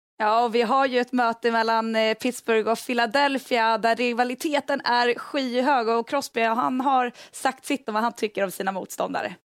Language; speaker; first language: Swedish; native; Swedish